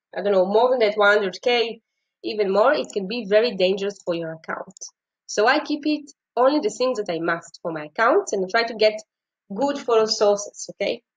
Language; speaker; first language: English; non-native, fluent; Hebrew